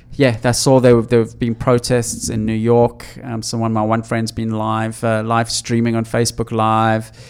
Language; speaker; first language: English; native; English